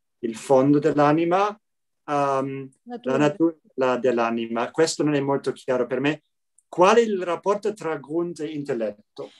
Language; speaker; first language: Italian; non-native, fluent; English